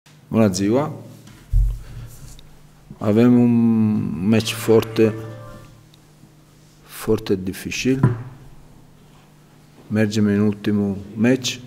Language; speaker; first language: Romanian; non-native, learner; Italian